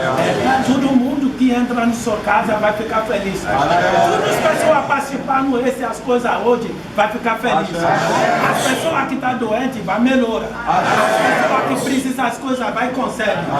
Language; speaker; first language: Portuguese; non-native, fluent; Yoruba